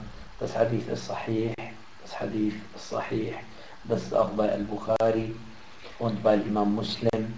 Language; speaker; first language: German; non-native, fluent; Arabic